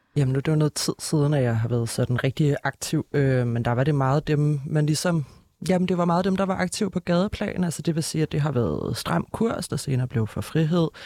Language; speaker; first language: Danish; native; Danish